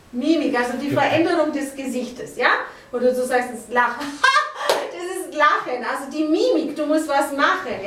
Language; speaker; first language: German; native; German